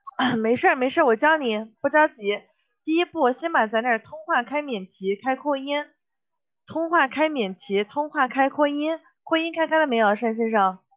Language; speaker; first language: Chinese; native; Chinese